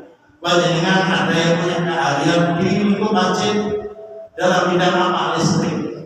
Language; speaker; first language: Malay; non-native, local second language; Javanese